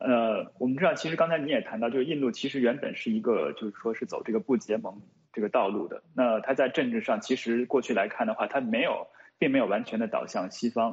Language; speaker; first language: Chinese; native; Chinese